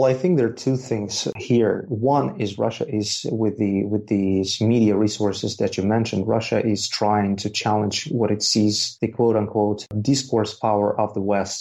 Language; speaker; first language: English; non-native, fluent; Russian